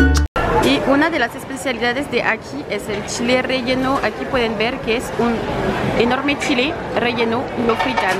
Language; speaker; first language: Spanish; non-native, fluent; French